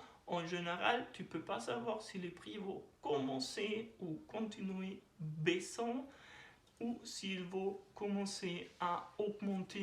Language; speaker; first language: French; non-native, learner; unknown